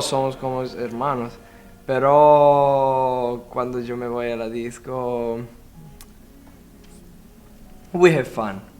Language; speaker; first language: Spanish; non-native, learner; Italian